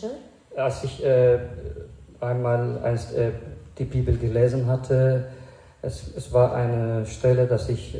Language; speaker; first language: German; non-native, fluent; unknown